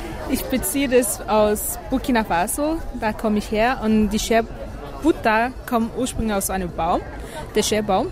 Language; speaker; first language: German; non-native, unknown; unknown